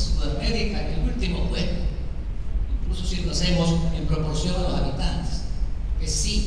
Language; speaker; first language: Spanish; native; Spanish